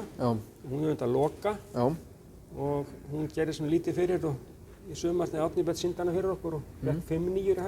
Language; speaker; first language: Icelandic; native; Icelandic